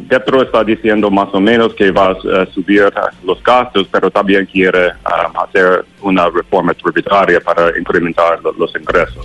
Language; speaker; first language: Spanish; non-native, learner; English